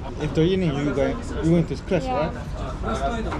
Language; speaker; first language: English; non-native, learner; Korean